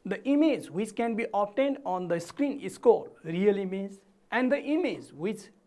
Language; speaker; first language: English; non-native, local second language; Nepali